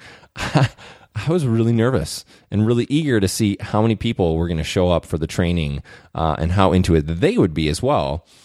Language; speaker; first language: English; native; English